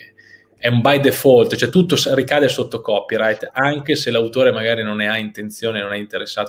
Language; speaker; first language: Italian; native; Italian